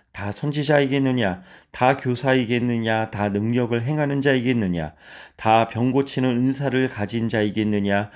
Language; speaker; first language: Korean; native; Korean